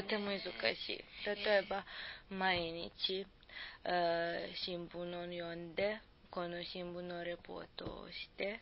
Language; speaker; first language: Japanese; non-native, learner; Serbian